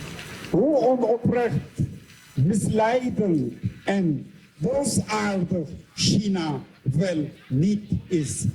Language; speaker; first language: Dutch; non-native, fluent; Uyghur